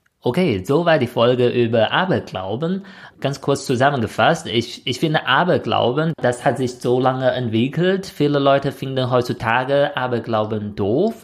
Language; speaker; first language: German; non-native, fluent; Chinese